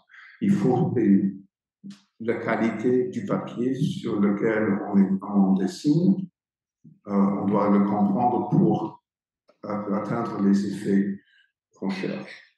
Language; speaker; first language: French; non-native, fluent; English